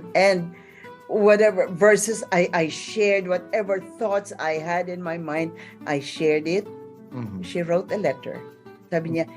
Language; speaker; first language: Filipino; non-native, local second language; Hiligaynon